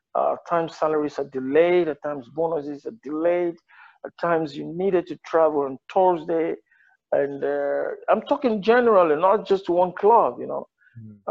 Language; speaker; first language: English; non-native, local second language; Yoruba